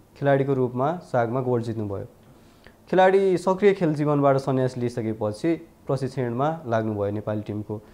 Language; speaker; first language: Nepali; native; Nepali